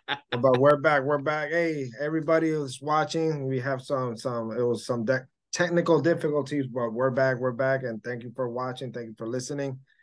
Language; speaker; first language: English; non-native, local second language; Spanish